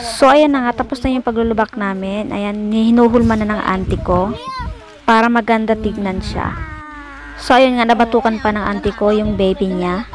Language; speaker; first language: Filipino; non-native, local second language; Bikol